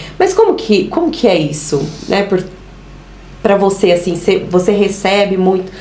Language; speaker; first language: Portuguese; native; Portuguese